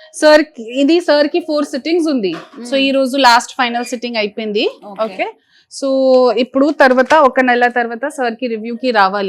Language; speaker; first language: Telugu; non-native, fluent; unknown